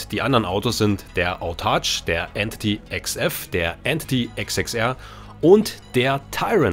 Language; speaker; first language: German; native; German